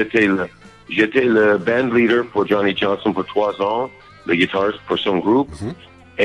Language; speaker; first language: French; non-native, learner; English